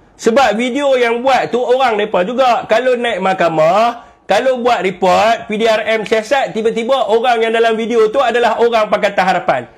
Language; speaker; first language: Malay; native; Malay